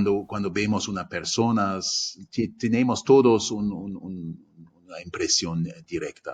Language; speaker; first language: Spanish; non-native, fluent; German